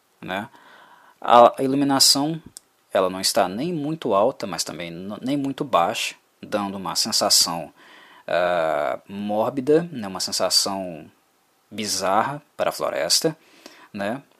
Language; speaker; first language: Portuguese; native; Portuguese